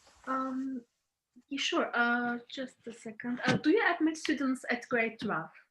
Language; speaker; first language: English; non-native, fluent; Turkish